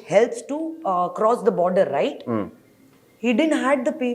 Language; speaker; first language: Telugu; non-native, learner; Hindi